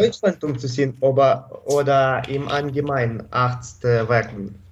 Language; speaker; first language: German; non-native, learner; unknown